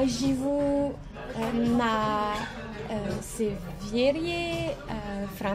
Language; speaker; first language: Russian; non-native, learner; French